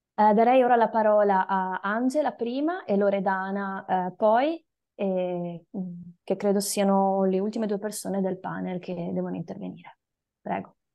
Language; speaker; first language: Italian; native; Italian